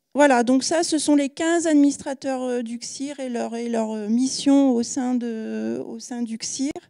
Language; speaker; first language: French; native; French